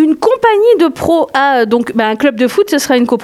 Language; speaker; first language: French; native; French